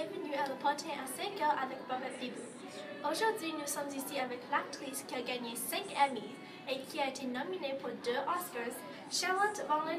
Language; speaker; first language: French; non-native, learner; English